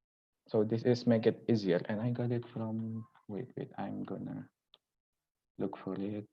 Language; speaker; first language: English; non-native, local second language; Indonesian